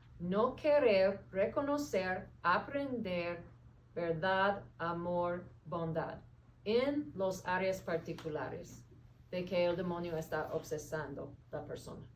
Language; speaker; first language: Spanish; non-native, fluent; English